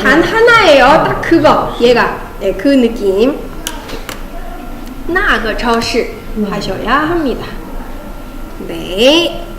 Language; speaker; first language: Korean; non-native, fluent; Chinese